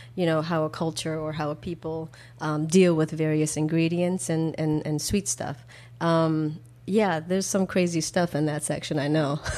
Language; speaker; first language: English; early bilingual, other home language; Korean